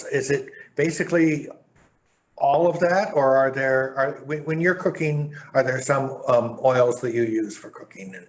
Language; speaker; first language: English; native; English